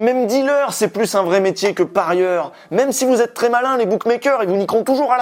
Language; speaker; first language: French; native; French